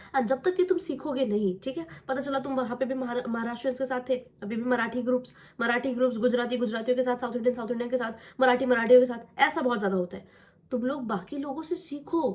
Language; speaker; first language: Hindi; non-native, local second language; Marathi